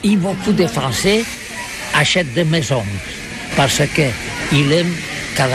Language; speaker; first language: French; non-native, learner; Catalan